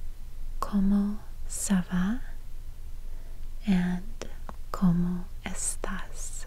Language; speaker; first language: Spanish; non-native, learner; Russian